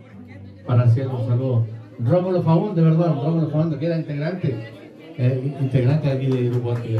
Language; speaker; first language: Spanish; native; Spanish